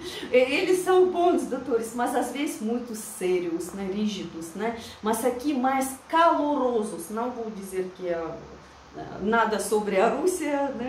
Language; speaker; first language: Portuguese; non-native, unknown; Russian